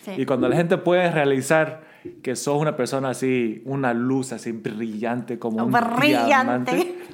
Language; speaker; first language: Spanish; native; Spanish